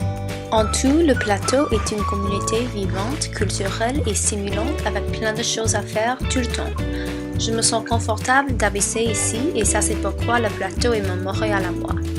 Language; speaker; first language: French; non-native, learner; English